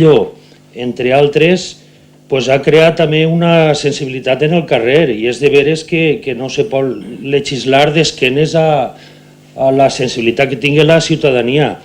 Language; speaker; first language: Catalan; native; Catalan